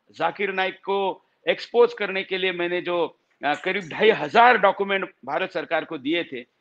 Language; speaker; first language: Hindi; non-native, local second language; Marathi